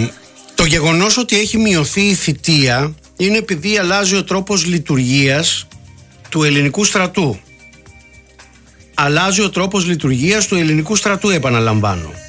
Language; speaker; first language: Greek; native; Greek